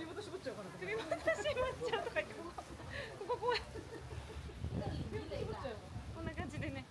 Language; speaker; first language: Japanese; native; Japanese